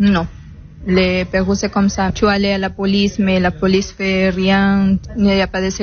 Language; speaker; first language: French; non-native, learner; Spanish